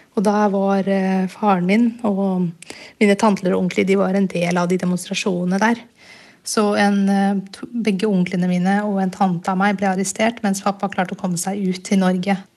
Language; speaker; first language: Norwegian; early bilingual, other home language; Burmese